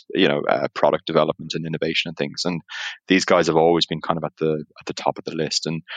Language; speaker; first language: English; native; English